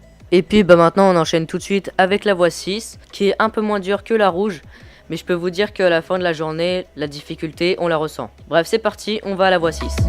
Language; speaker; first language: French; native; French